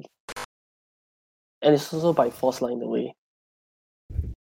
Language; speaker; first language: English; non-native, local second language; Chinese